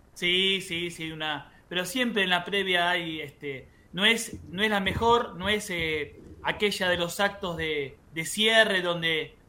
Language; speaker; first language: Spanish; native; Spanish